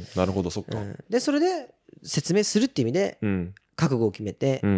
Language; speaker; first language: Japanese; early bilingual, other home language; Portuguese